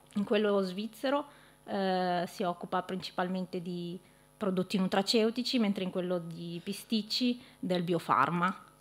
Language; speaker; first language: Italian; native; Italian